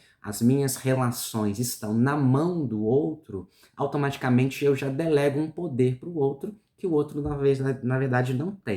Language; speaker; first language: Portuguese; native; Portuguese